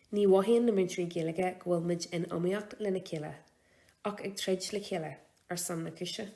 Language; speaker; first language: Irish; non-native, local second language; English